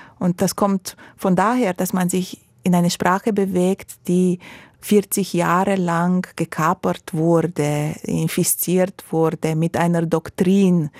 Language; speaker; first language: German; non-native, fluent; Romanian